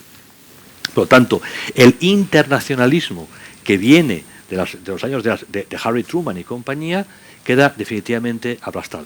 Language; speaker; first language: Spanish; native; Spanish